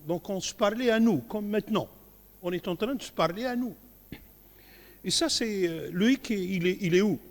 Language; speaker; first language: French; non-native, local second language; Kabyle